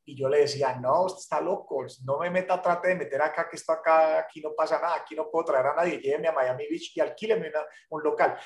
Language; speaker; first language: Spanish; native; Spanish